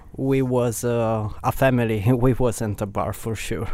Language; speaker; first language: English; non-native, learner; Italian